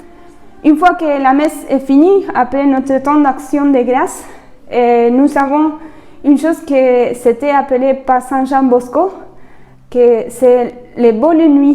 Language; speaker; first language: French; non-native, fluent; Spanish